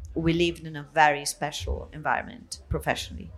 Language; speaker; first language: English; non-native, fluent; Italian